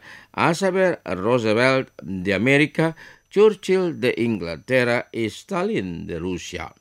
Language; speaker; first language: Spanish; non-native, fluent; Indonesian